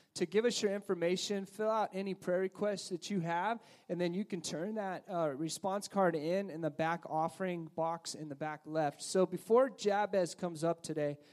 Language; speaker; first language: English; native; English